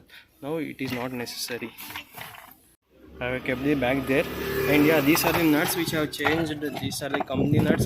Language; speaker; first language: English; non-native, local second language; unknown